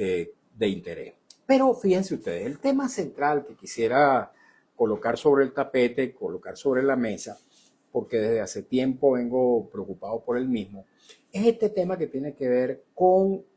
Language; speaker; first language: Spanish; native; Spanish